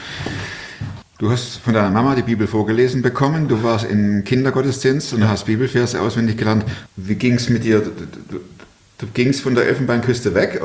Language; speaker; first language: German; native; German